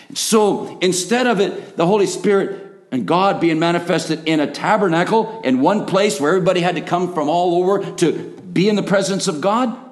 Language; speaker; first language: English; native; English